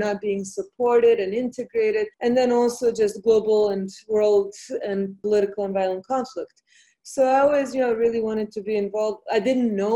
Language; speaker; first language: English; non-native, fluent; Bosnian